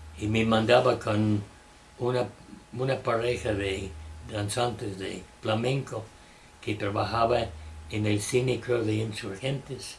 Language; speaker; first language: Spanish; non-native, fluent; English